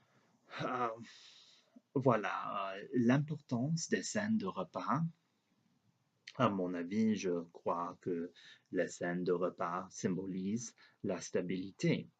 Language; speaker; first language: French; non-native, learner; English